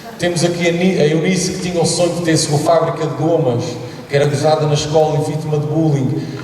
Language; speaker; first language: Portuguese; native; Portuguese